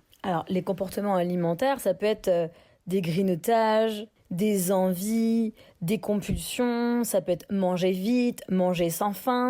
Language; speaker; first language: French; native; French